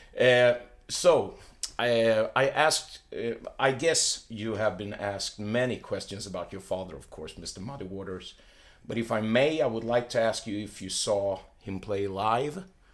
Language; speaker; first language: English; non-native, fluent; Swedish